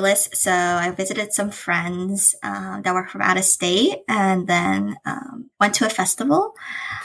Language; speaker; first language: English; native; English